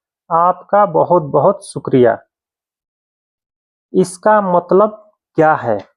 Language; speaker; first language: Hindi; native; Hindi